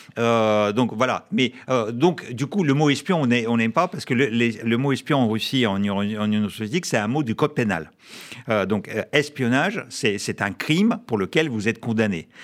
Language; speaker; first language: French; non-native, fluent; Russian